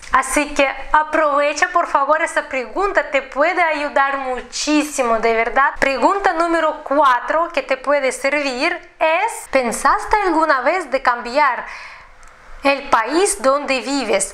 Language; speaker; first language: Spanish; non-native, fluent; Russian